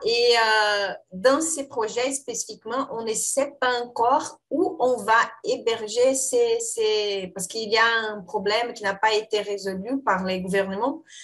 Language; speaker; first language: French; non-native, fluent; Portuguese